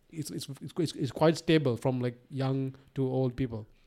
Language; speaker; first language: English; non-native, local second language; Sinhala